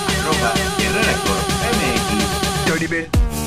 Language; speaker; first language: Spanish; native; Spanish